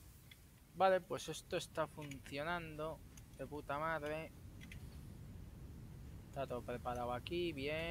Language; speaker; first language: Spanish; native; Spanish